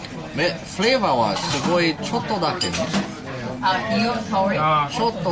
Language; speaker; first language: Japanese; non-native, learner; English